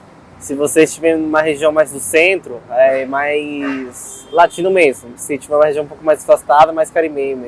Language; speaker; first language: Portuguese; non-native, fluent; Spanish